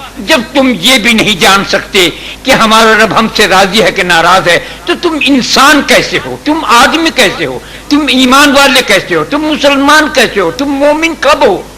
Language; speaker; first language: Urdu; native; Urdu